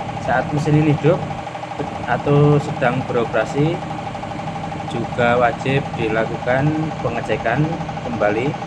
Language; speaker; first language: Indonesian; non-native, local second language; Javanese